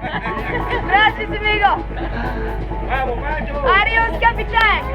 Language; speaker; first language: Spanish; non-native, learner; English